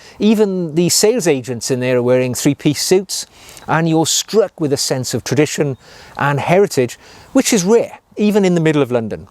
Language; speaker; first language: English; native; English